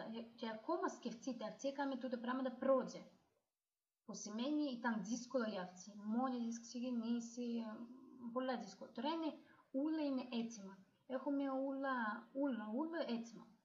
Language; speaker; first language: Greek; non-native, learner; Russian